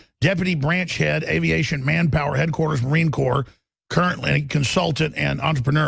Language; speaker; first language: English; native; English